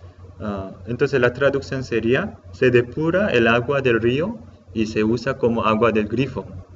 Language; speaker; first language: Spanish; non-native, learner; Korean